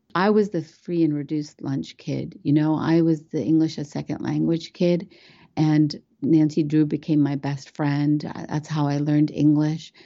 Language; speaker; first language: English; early bilingual, other home language; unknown